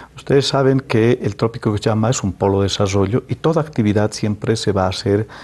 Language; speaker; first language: Spanish; native; Spanish